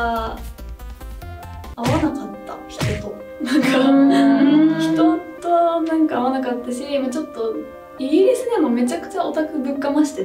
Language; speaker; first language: Japanese; early bilingual, heritage; Japanese